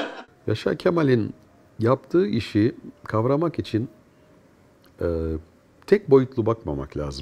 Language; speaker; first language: Turkish; native; Turkish